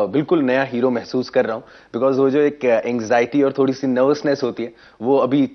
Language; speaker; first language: Hindi; native; Hindi